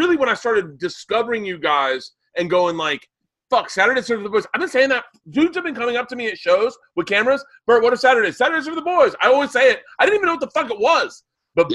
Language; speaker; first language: English; native; English